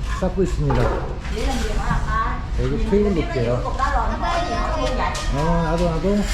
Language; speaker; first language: Korean; native; Korean